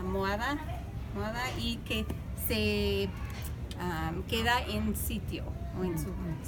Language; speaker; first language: Spanish; non-native, fluent; English